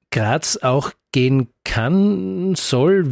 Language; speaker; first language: German; native; German